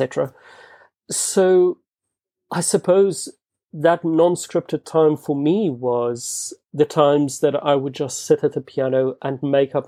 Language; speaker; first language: English; non-native, local second language; Afrikaans